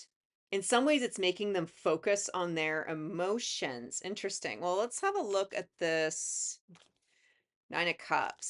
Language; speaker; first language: English; native; English